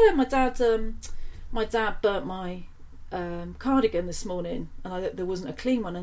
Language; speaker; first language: English; native; English